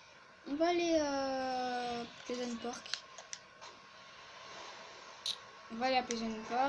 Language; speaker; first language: French; native; French